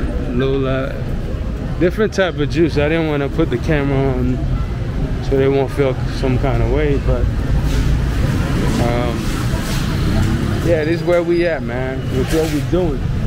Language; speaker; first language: English; native; English